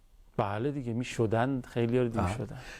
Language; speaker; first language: Persian; native; Persian